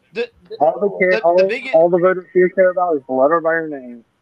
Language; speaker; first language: English; native; English